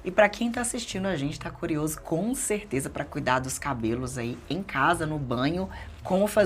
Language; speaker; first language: Portuguese; native; Portuguese